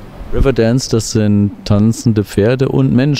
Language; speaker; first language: German; native; German